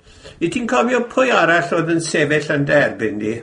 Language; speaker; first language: Welsh; native; Welsh